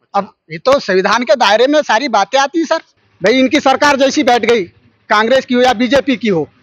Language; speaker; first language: Hindi; native; Hindi